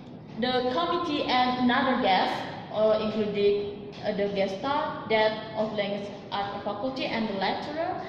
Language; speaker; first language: English; non-native, learner; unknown